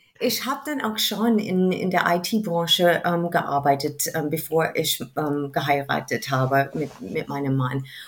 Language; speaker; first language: German; non-native, fluent; English